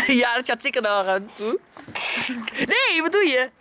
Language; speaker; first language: Dutch; native; Dutch